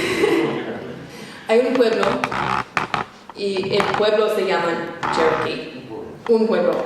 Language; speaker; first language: Spanish; non-native, fluent; English